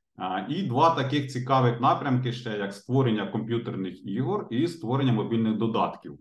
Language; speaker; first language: Ukrainian; native; Ukrainian